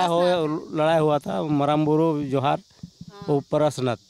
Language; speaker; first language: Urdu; non-native, local second language; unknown